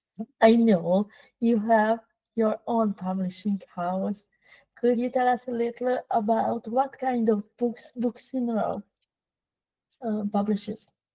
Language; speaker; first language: English; non-native, learner; Hungarian